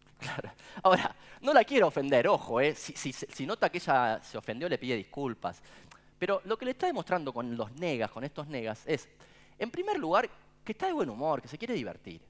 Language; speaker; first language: Spanish; native; Spanish